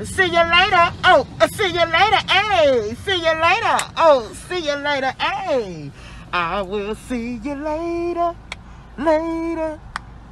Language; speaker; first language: English; native; English